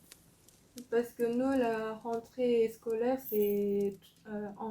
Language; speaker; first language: French; non-native, fluent; Korean